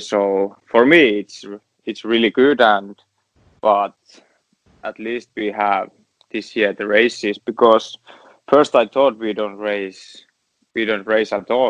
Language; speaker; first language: English; non-native, learner; Finnish